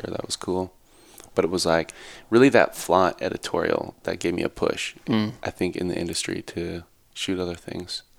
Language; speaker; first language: English; native; English